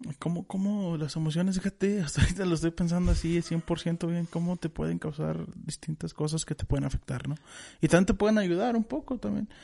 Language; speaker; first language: Spanish; native; Spanish